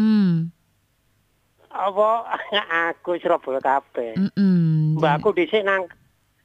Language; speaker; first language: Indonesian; non-native, local second language; Javanese